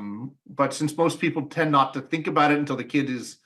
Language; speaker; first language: English; native; English